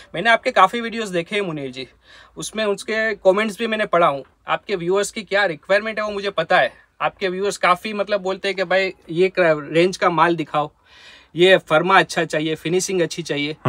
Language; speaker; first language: Hindi; non-native, local second language; Gujarati